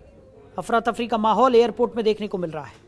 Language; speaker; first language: Hindi; native; Hindi